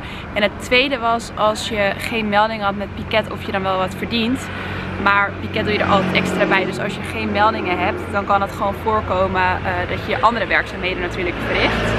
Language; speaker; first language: Dutch; native; Dutch